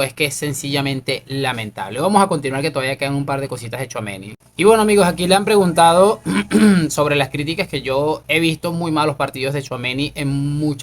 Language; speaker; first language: Spanish; native; Spanish